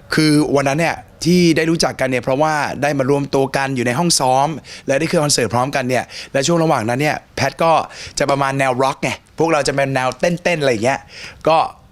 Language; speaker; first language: Thai; early bilingual, heritage; Thai